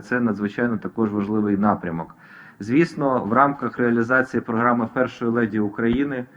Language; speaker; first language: Ukrainian; native; Ukrainian